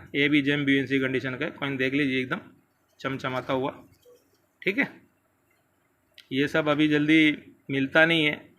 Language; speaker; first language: Hindi; native; Hindi